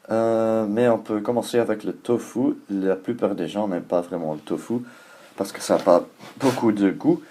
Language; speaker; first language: French; non-native, learner; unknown